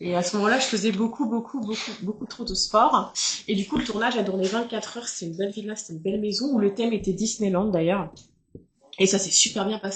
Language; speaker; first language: French; native; French